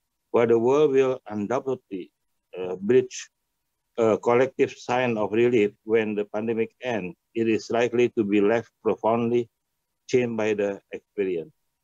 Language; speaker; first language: English; non-native, fluent; Indonesian